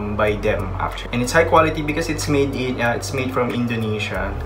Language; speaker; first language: English; non-native, local second language; Filipino